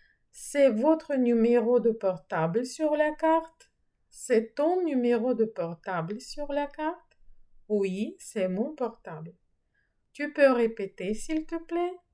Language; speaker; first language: French; non-native, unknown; Ukrainian